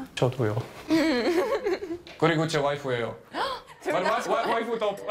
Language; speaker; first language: Korean; non-native, learner; English